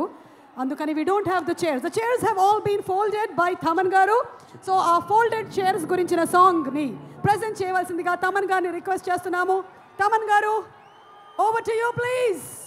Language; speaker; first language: Telugu; native; Telugu